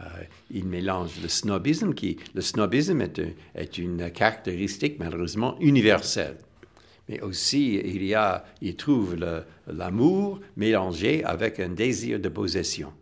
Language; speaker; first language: French; non-native, fluent; English